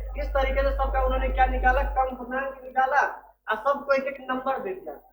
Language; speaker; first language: Hindi; native; Hindi